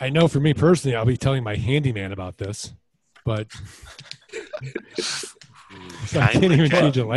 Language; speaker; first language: English; native; English